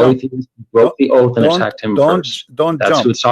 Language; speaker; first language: English; native; English